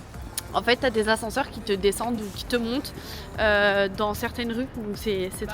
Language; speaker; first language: French; native; French